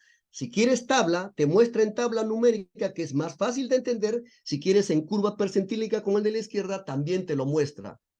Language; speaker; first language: Spanish; native; Spanish